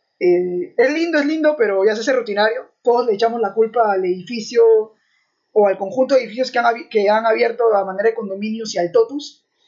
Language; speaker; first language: Spanish; native; Spanish